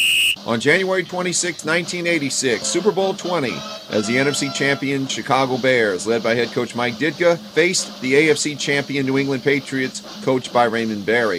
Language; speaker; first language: English; native; English